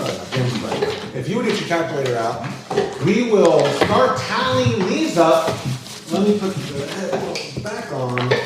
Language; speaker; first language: English; native; English